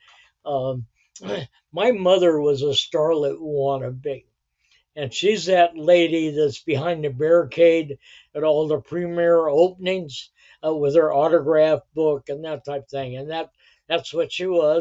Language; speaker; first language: English; native; English